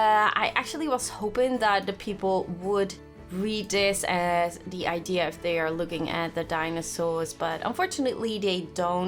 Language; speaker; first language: English; non-native, fluent; Dutch